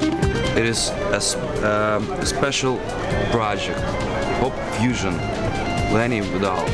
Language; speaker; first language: English; non-native, learner; Russian